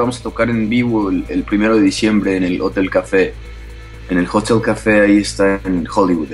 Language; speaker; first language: Spanish; early bilingual, other home language; English